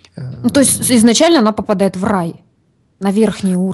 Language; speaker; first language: Russian; native; Russian